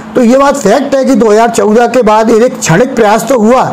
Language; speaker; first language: Hindi; native; Hindi